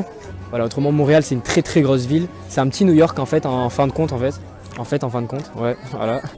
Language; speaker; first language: French; native; French